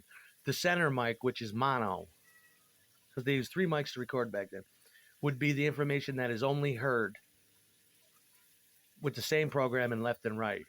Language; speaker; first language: English; native; English